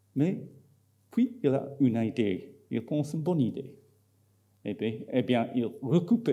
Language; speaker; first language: French; non-native, fluent; English